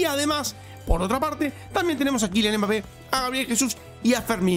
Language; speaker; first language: Spanish; native; Spanish